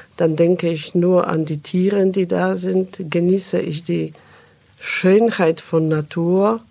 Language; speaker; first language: German; non-native, fluent; Polish